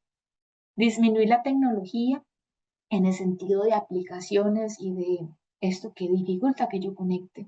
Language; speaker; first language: Spanish; native; Spanish